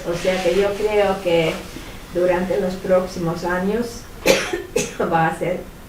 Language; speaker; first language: Spanish; non-native, fluent; Finnish